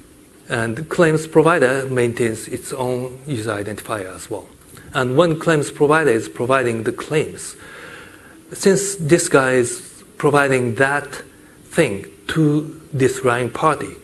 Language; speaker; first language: English; non-native, fluent; Japanese